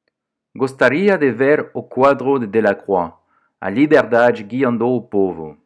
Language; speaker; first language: Portuguese; non-native, fluent; French